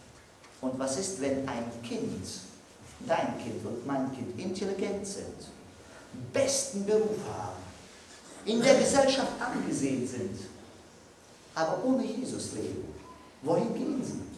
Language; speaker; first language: German; non-native, fluent; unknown